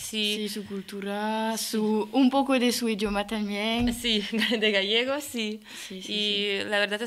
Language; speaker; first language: Spanish; non-native, learner; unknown